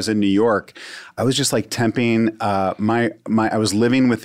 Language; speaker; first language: English; native; English